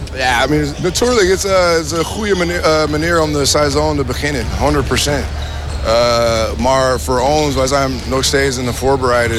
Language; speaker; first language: Dutch; non-native, learner; English